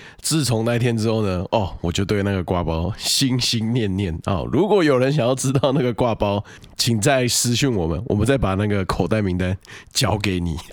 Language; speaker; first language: Chinese; native; Chinese